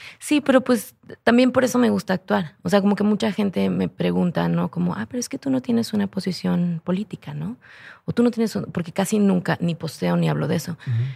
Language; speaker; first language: Spanish; native; Spanish